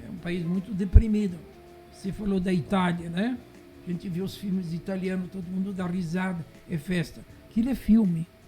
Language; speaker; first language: Portuguese; early bilingual, other home language; Italian